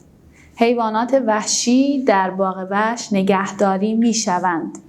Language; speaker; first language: Persian; non-native, fluent; Urdu